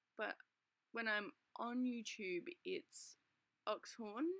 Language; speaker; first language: English; native; English